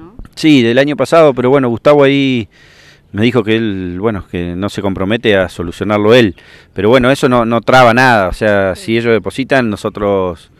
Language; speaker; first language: Spanish; native; Spanish